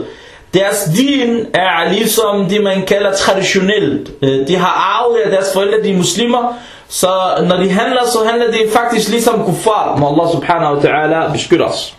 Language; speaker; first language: Danish; non-native, fluent; Arabic